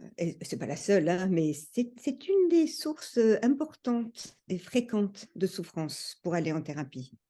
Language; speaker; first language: French; early bilingual, other home language; English